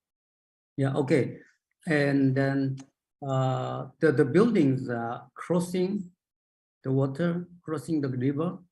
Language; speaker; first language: English; non-native, learner; Japanese